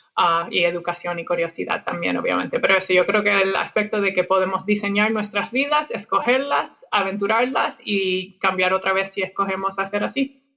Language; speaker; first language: Spanish; non-native, fluent; English